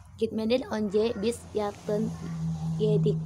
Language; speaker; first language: Turkish; non-native, learner; Indonesian